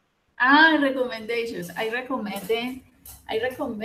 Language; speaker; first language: English; non-native, learner; Spanish